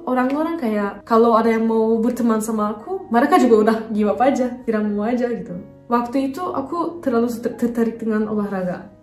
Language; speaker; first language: Indonesian; non-native, fluent; Turkish